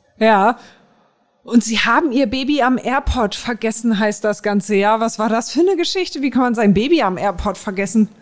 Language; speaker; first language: German; native; German